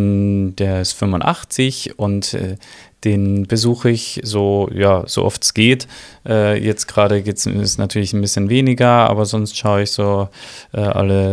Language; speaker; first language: German; native; German